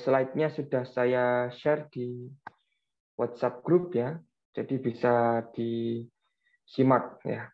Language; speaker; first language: Indonesian; native; Indonesian